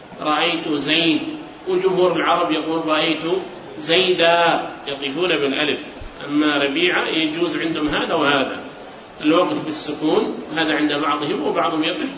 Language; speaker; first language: Arabic; native; Arabic